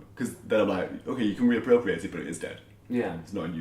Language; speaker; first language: English; native; English